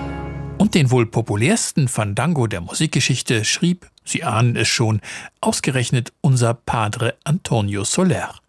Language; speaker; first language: German; native; German